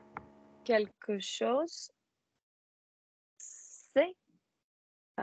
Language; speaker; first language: French; non-native, learner; English